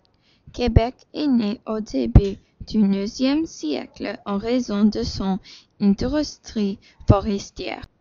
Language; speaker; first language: French; non-native, learner; English